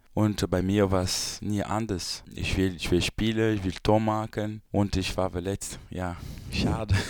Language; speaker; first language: German; non-native, learner; Portuguese